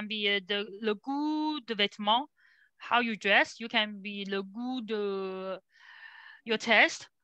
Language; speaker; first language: French; non-native, fluent; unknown